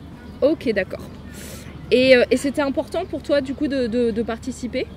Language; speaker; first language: French; native; French